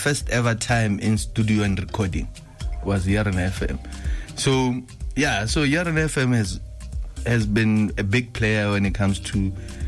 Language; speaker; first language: English; non-native, local second language; Tswana